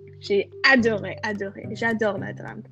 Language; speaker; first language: French; non-native, fluent; English